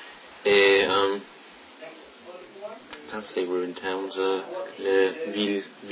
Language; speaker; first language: French; non-native, learner; English